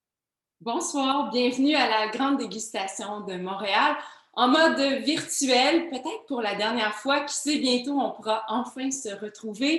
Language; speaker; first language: French; native; French